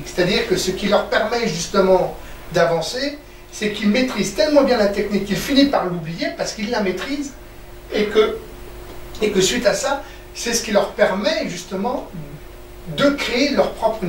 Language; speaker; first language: French; native; French